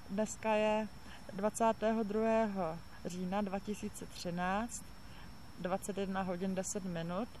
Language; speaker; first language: Czech; native; Czech